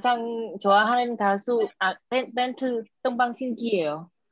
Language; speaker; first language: Korean; non-native, learner; Vietnamese